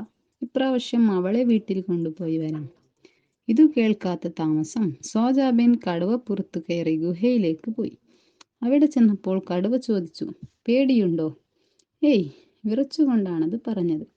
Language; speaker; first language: Malayalam; native; Malayalam